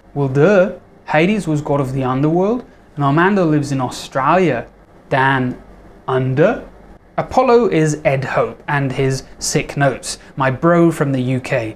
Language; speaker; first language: English; native; English